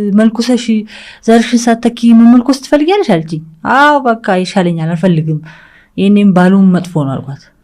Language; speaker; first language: Amharic; early bilingual, other home language; English